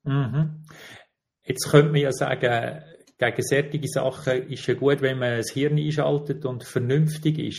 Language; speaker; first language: German; native; German